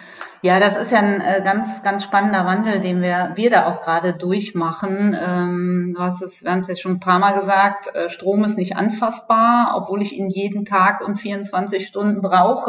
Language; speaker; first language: German; native; German